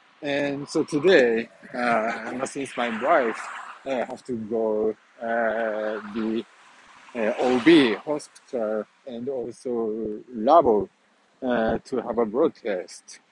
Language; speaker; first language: English; non-native, fluent; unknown